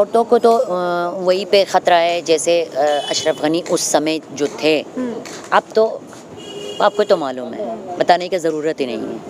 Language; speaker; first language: Hindi; non-native, fluent; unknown